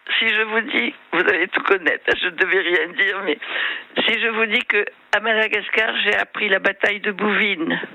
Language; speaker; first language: French; non-native, local second language; Malagasy